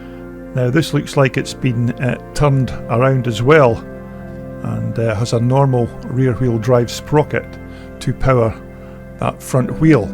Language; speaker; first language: English; native; English